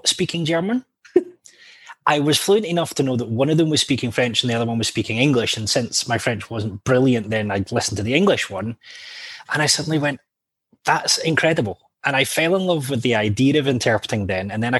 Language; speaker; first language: English; native; English